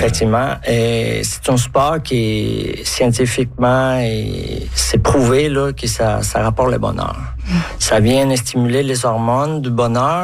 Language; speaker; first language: French; non-native, fluent; Spanish